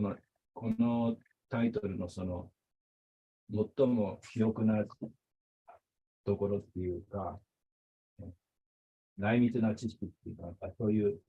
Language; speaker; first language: Japanese; native; Japanese